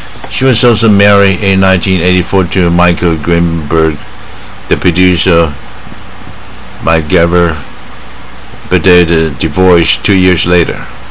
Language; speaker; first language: English; non-native, fluent; Chinese